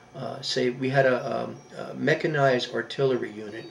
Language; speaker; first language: English; native; English